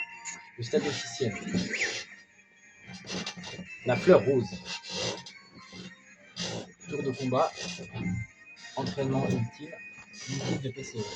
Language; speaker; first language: French; native; French